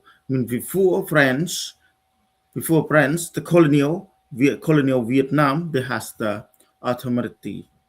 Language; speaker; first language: English; non-native, learner; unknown